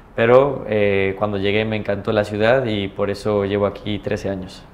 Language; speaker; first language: Spanish; native; Spanish